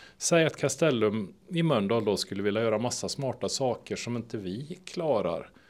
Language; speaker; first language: Swedish; native; Swedish